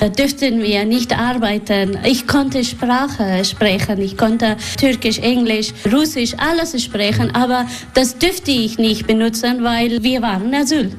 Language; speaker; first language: German; non-native, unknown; Persian